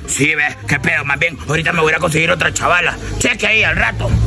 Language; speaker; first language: Spanish; native; Spanish